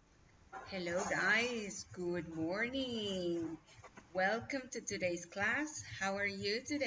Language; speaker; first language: English; non-native, fluent; Spanish